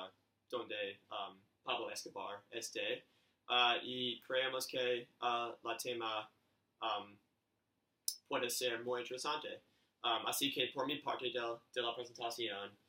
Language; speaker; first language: Spanish; non-native, learner; English